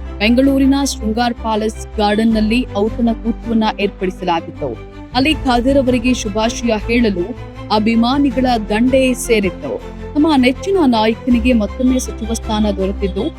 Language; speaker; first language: Kannada; native; Kannada